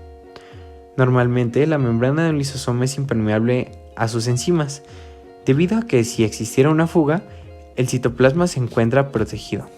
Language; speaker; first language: Spanish; native; Spanish